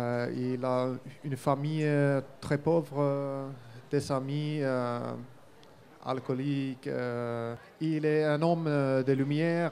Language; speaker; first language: French; non-native, learner; Finnish